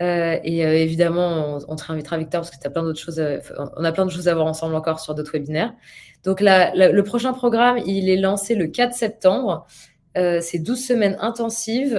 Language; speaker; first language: French; native; French